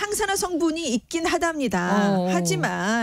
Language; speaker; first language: Korean; native; Korean